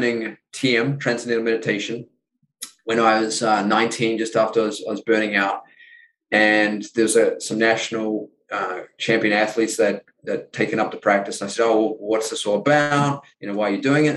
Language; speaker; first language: English; native; English